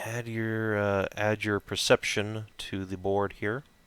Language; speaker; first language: English; native; English